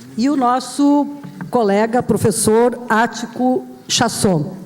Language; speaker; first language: Portuguese; native; Portuguese